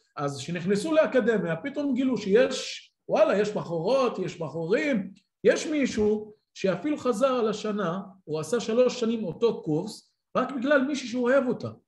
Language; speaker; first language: Hebrew; non-native, local second language; Arabic